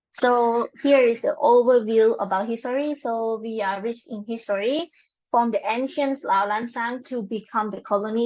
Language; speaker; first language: English; non-native, learner; Lao